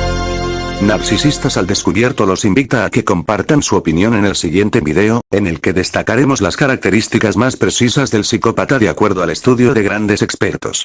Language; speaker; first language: Spanish; native; Spanish